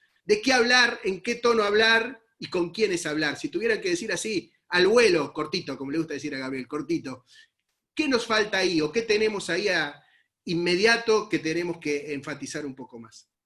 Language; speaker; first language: Spanish; native; Spanish